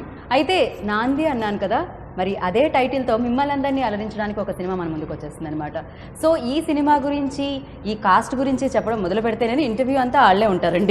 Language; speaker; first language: Telugu; native; Telugu